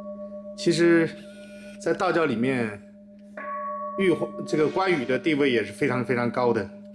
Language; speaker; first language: Chinese; native; Chinese